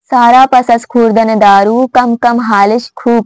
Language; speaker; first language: Persian; non-native, fluent; Urdu